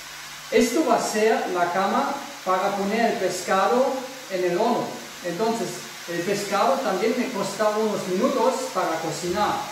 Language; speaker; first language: Spanish; non-native, fluent; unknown